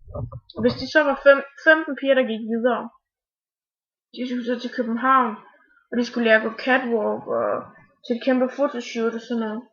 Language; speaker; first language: Danish; native; Danish